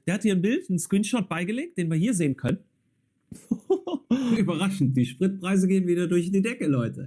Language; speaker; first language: German; native; German